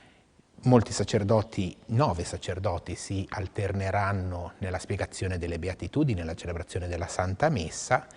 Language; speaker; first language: Italian; native; Italian